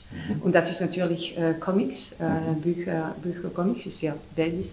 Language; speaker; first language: German; non-native, learner; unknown